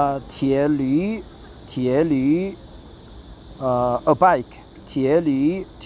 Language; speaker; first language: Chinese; non-native, learner; Korean